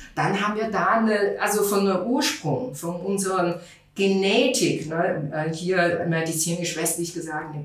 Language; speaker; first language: German; non-native, fluent; Chinese